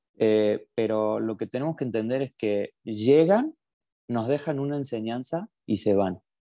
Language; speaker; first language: Spanish; native; Spanish